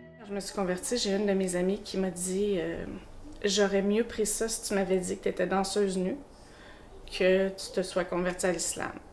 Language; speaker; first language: French; native; French